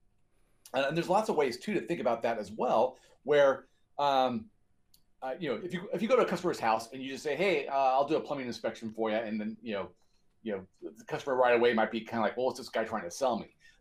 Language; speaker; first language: English; native; English